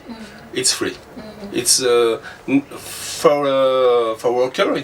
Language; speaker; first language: English; non-native, learner; French